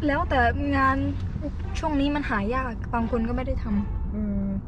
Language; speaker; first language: Thai; early bilingual, heritage; Thai